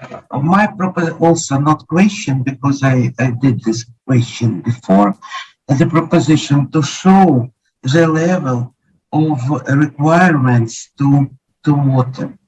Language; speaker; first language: English; non-native, learner; Ukrainian